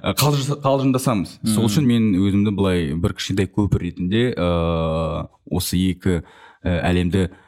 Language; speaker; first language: Kazakh; non-native, local second language; Russian